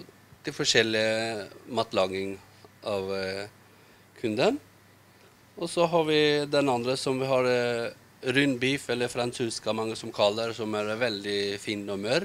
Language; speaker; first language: Norwegian; non-native, learner; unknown